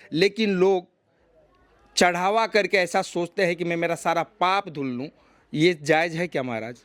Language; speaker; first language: Hindi; native; Hindi